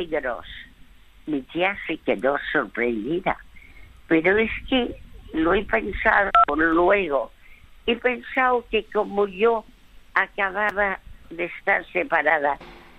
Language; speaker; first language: Spanish; early bilingual, other home language; French